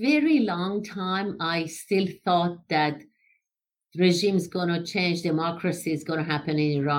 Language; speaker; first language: English; non-native, fluent; Persian